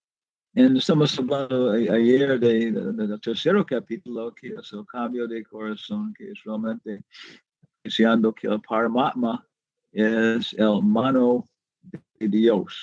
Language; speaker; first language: Spanish; non-native, learner; English